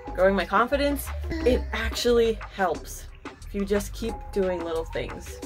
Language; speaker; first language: English; native; English